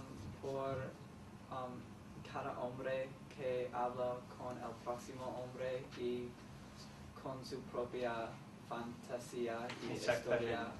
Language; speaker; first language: Spanish; non-native, learner; English